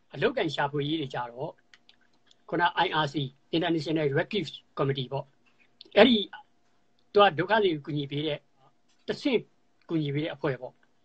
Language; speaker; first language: Burmese; native; Burmese